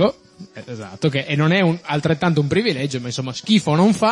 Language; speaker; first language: Italian; native; Italian